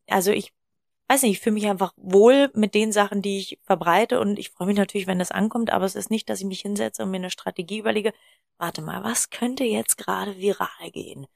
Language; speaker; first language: German; native; German